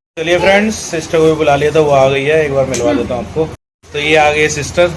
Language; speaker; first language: Hindi; native; Hindi